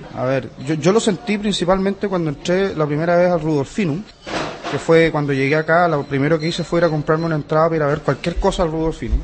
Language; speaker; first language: Spanish; native; Spanish